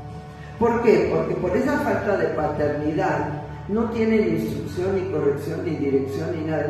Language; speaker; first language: Spanish; native; Spanish